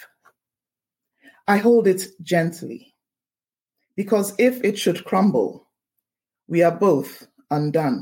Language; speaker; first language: English; non-native, local second language; Ewe